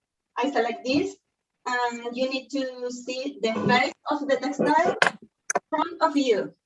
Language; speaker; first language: English; non-native, learner; Spanish